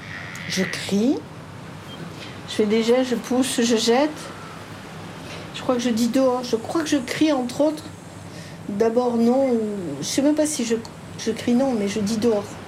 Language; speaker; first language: French; native; French